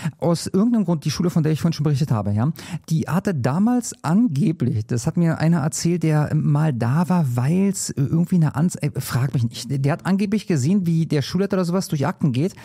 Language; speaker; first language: German; native; German